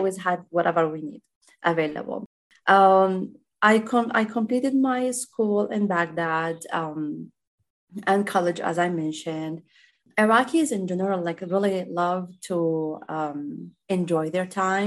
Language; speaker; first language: English; non-native, fluent; Arabic